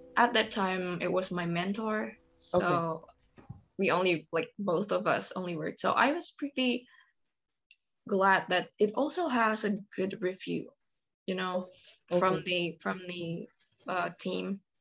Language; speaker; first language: English; non-native, fluent; Indonesian